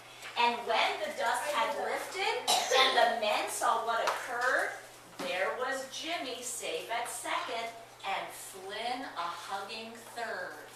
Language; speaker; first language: English; native; English